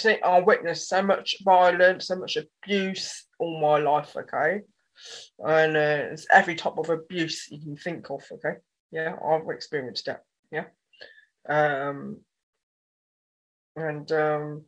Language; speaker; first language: English; native; English